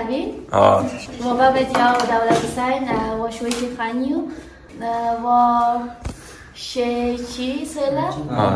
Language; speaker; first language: Chinese; non-native, learner; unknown